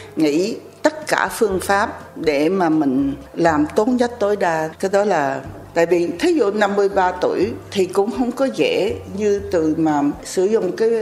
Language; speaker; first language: Vietnamese; native; Vietnamese